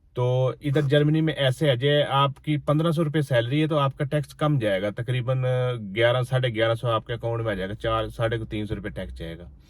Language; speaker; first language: Urdu; non-native, local second language; Punjabi